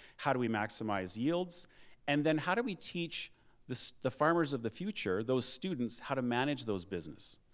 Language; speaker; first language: English; native; English